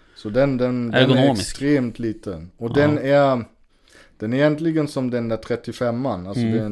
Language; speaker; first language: Swedish; non-native, fluent; German